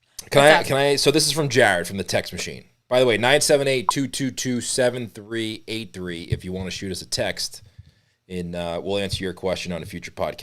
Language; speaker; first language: English; native; English